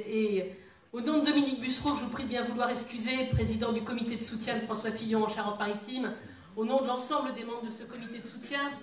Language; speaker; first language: French; native; French